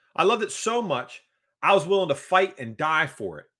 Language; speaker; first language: English; early bilingual, other home language; Hungarian